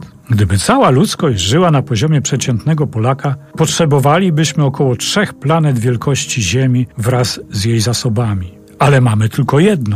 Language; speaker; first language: Polish; native; Polish